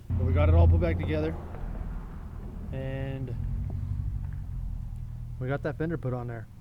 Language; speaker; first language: English; native; English